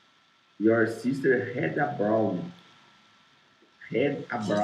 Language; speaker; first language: English; non-native, learner; Portuguese